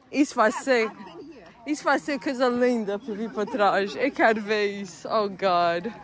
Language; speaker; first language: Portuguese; early bilingual, heritage; English